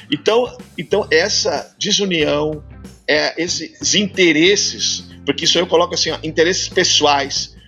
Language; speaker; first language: Portuguese; native; Portuguese